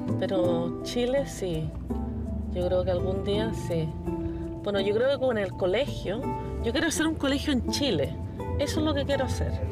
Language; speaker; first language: Spanish; native; Spanish